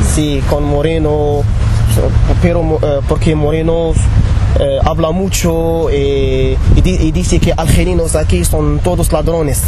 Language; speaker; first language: Spanish; non-native, learner; Arabic